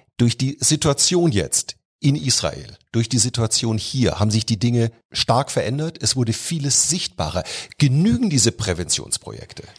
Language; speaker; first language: German; native; German